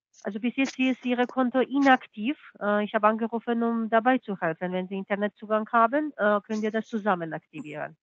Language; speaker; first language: German; non-native, fluent; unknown